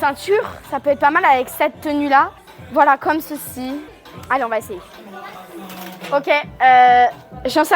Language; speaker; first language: French; native; French